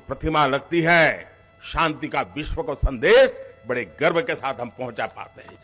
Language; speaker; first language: Hindi; non-native, local second language; Gujarati